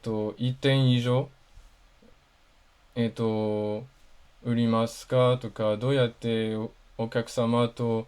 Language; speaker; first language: Japanese; non-native, learner; French